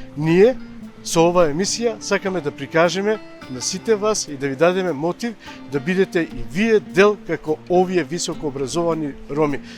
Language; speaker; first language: Macedonian; non-native, local second language; Romany